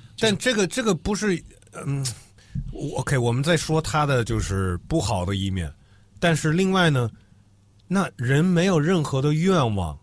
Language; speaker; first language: Chinese; non-native, fluent; English